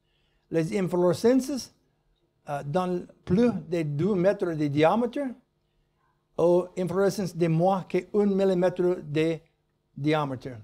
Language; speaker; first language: French; non-native, learner; English